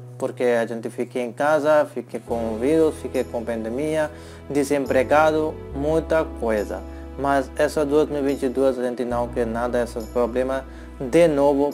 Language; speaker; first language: Portuguese; non-native, learner; Hindi